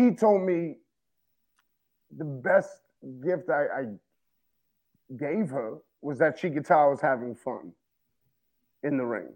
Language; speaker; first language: English; native; English